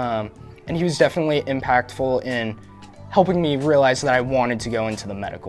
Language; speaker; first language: English; native; English